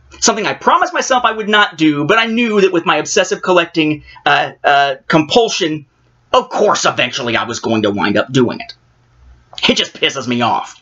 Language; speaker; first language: English; native; English